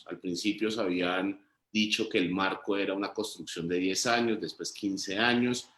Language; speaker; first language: Spanish; native; Spanish